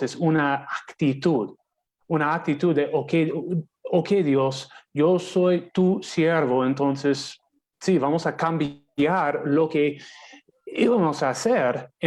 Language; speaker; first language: Spanish; non-native, fluent; English